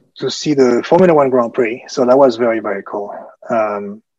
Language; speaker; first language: English; early bilingual, other home language; French